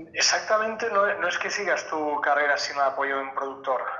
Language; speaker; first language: Spanish; native; Spanish